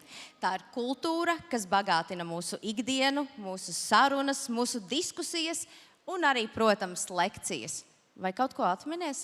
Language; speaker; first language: Latvian; native; Latvian